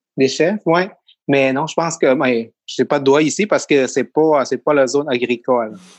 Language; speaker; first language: French; non-native, fluent; Thai